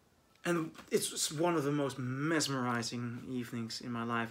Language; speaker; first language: English; non-native, fluent; Dutch